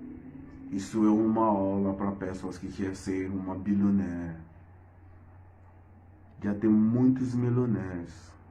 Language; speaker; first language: Portuguese; non-native, fluent; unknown